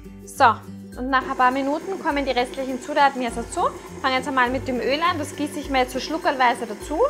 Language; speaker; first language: German; native; German